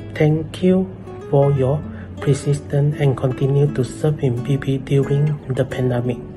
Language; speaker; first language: English; non-native, local second language; Chinese